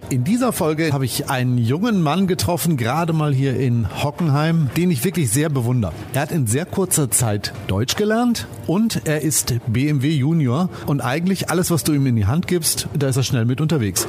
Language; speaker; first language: German; native; German